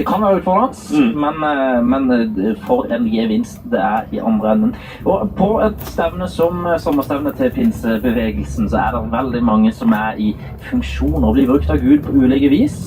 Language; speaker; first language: Norwegian; native; Norwegian